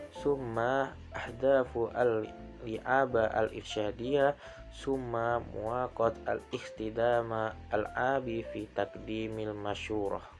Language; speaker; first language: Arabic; non-native, learner; Indonesian